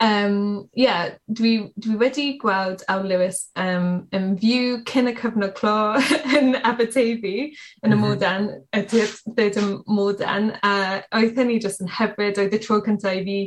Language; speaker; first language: Welsh; non-native, learner; English